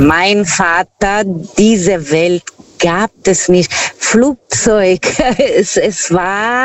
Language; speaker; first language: German; non-native, fluent; Portuguese